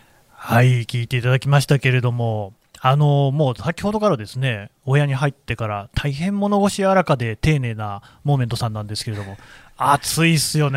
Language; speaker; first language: Japanese; native; Japanese